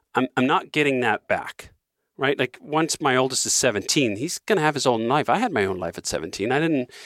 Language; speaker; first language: English; non-native, fluent; Danish